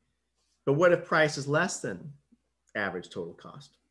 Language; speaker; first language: English; native; English